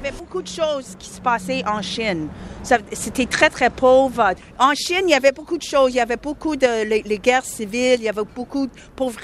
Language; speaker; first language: French; non-native, local second language; English